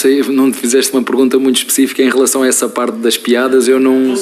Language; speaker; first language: Portuguese; native; Portuguese